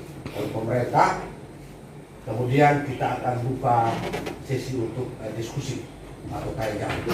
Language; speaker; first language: Indonesian; native; Indonesian